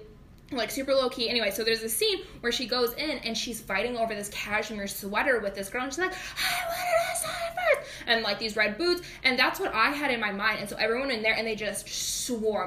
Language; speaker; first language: English; native; English